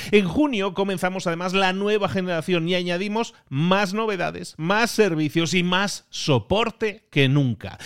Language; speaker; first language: Spanish; native; Spanish